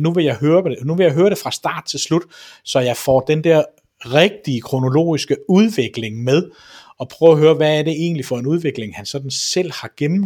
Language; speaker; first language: Danish; native; Danish